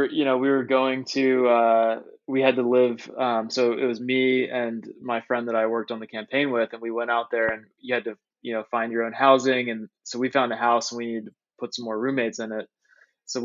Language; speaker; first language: English; native; English